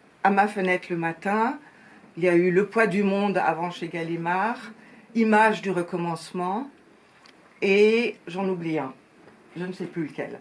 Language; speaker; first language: French; native; French